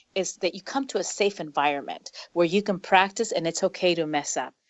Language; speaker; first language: English; early bilingual, other home language; Spanish